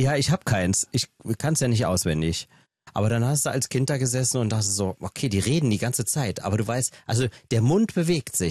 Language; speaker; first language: German; native; German